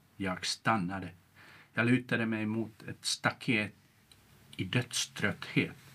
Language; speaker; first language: Swedish; non-native, local second language; Finnish